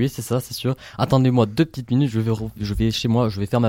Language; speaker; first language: French; native; French